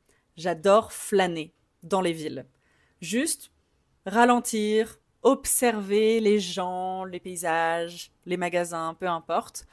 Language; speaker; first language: French; native; French